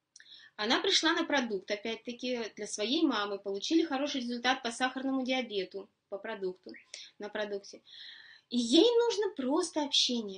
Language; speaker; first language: Russian; native; Russian